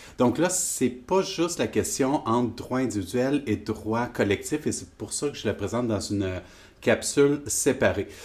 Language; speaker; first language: French; native; French